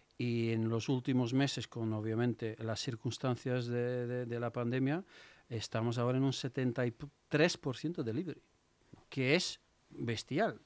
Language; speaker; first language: Spanish; non-native, fluent; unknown